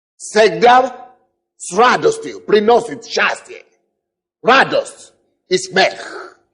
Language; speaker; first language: Russian; non-native, fluent; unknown